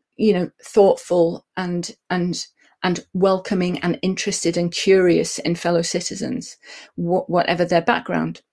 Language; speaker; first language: English; native; English